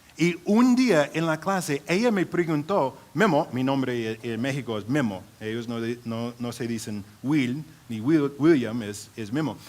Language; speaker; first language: Spanish; non-native, fluent; English